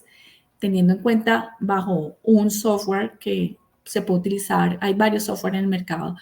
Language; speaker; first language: Spanish; native; Spanish